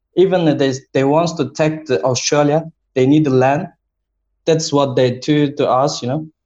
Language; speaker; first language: English; non-native, learner; Chinese